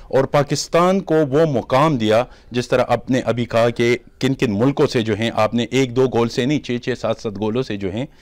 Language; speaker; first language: Urdu; native; Urdu